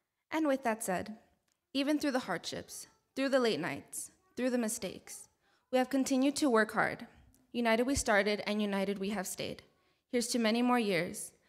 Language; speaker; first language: English; early bilingual, other home language; Spanish